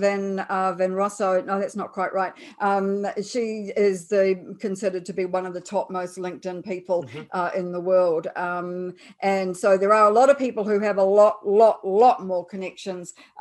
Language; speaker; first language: English; native; English